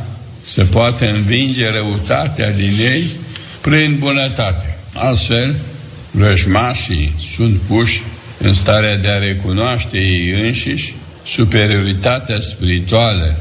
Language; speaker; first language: Romanian; native; Romanian